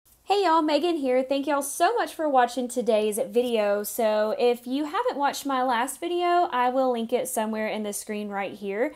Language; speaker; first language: English; native; English